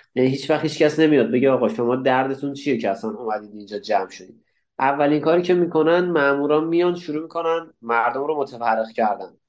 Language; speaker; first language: Persian; native; Persian